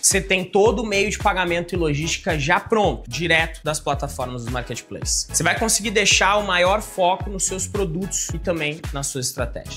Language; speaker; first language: Portuguese; native; Portuguese